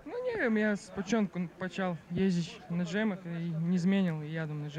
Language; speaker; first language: Polish; non-native, learner; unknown